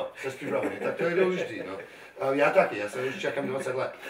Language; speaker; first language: Czech; non-native, learner; English